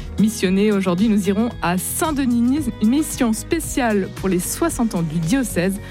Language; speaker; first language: French; native; French